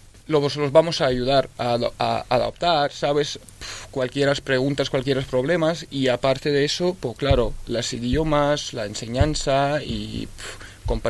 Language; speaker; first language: Spanish; early bilingual, other home language; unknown